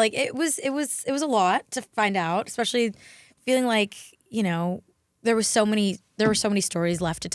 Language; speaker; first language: English; native; English